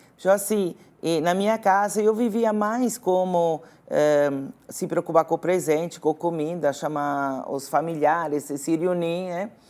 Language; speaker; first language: Portuguese; non-native, fluent; Italian